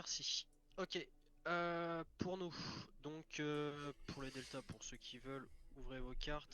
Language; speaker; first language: French; native; French